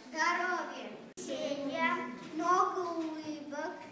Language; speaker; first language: Russian; non-native, learner; Armenian